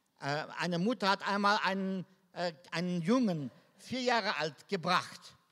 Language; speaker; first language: German; native; German